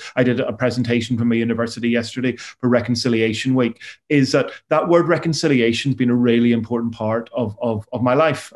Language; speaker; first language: English; native; English